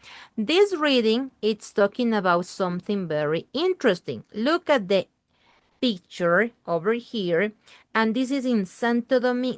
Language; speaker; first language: English; non-native, learner; Spanish